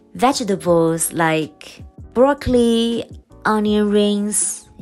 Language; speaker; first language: English; non-native, fluent; Chinese